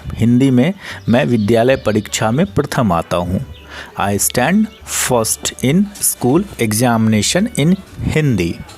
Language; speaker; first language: Hindi; native; Hindi